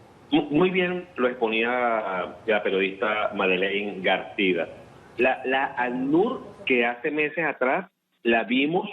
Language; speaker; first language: Spanish; native; Spanish